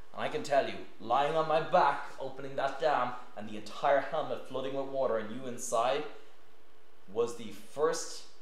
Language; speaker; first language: English; native; English